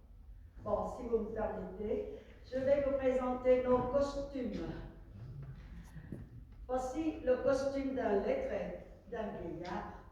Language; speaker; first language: French; non-native, fluent; Vietnamese